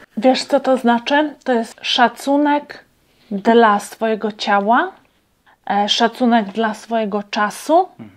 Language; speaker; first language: Polish; non-native, fluent; Latvian